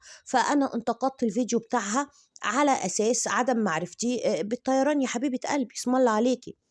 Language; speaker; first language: Arabic; native; Arabic